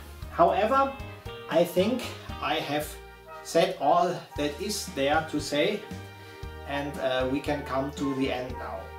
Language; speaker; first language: English; non-native, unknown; German